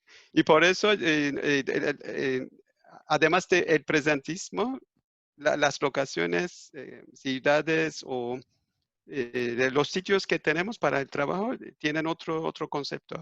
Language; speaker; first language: Spanish; non-native, fluent; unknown